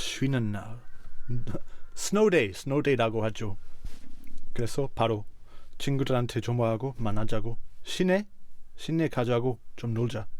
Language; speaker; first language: Korean; non-native, fluent; English